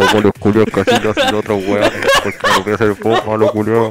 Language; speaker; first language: Spanish; native; Spanish